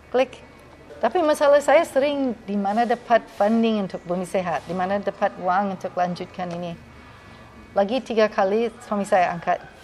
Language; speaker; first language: Indonesian; non-native, fluent; English